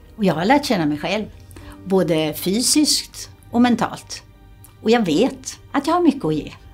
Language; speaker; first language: Swedish; native; Swedish